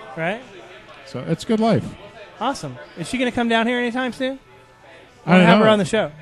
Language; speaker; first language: English; native; English